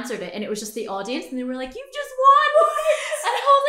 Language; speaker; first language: English; native; English